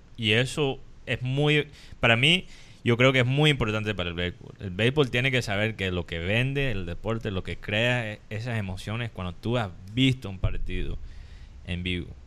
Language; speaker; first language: Spanish; non-native, fluent; English